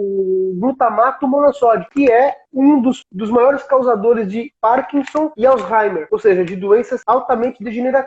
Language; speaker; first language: Portuguese; native; Portuguese